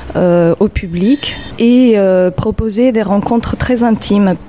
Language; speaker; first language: French; non-native, fluent; Spanish